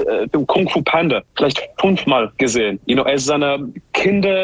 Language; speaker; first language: German; non-native, learner; English